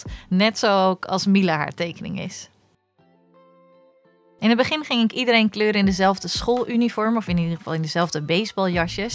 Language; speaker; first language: Dutch; native; Dutch